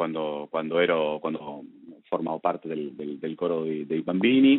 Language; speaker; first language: Italian; non-native, fluent; Spanish